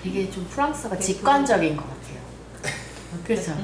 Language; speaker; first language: Korean; native; Korean